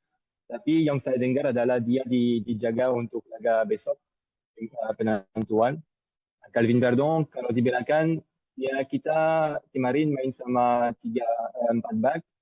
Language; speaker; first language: Indonesian; non-native, fluent; French